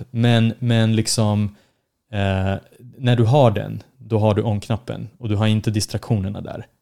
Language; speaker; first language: Swedish; early bilingual, other home language; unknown